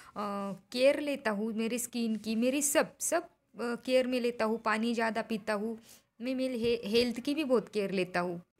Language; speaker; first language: Hindi; non-native, local second language; Marathi